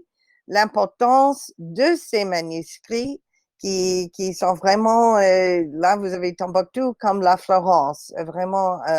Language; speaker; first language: French; non-native, fluent; English